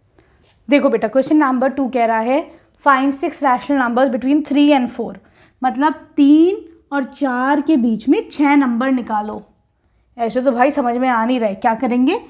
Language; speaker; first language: Hindi; native; Hindi